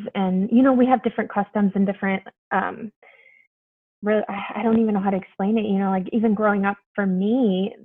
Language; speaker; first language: English; early bilingual, other home language; Spanish